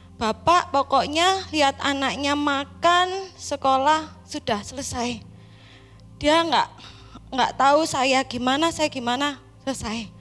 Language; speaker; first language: Indonesian; non-native, local second language; Javanese